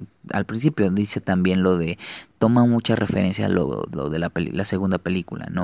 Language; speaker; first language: Spanish; native; Spanish